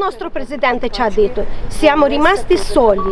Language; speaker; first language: Italian; non-native, fluent; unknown